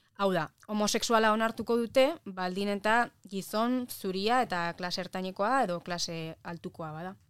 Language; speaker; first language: Basque; native; Basque